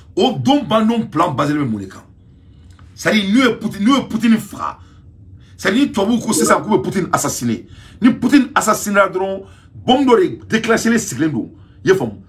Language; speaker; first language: French; non-native, local second language; Bambara